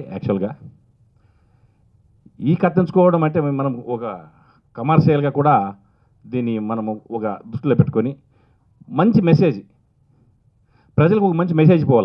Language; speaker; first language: Telugu; native; Telugu